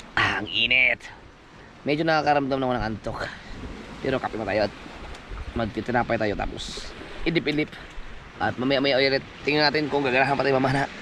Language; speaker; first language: Filipino; non-native, local second language; Cebuano